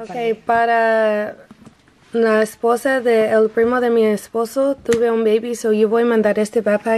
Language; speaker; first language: Spanish; non-native, learner; English